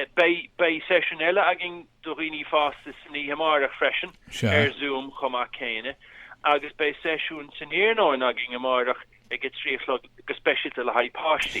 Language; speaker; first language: Irish; native; Irish